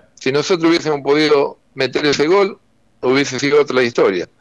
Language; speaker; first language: Spanish; native; Spanish